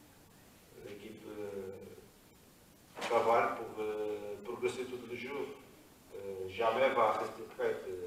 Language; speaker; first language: French; non-native, learner; Portuguese